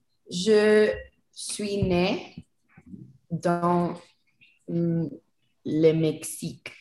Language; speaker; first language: French; non-native, learner; Spanish